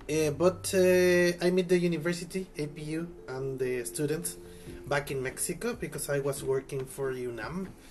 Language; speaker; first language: English; non-native, fluent; Spanish